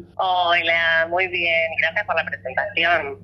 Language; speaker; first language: Spanish; native; Spanish